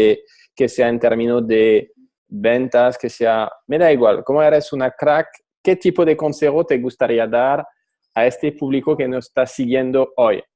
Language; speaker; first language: Spanish; non-native, fluent; French